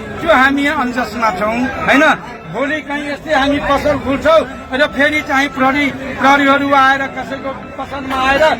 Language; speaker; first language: Nepali; non-native, local second language; Maithili